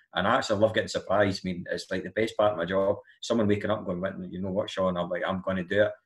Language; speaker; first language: English; native; English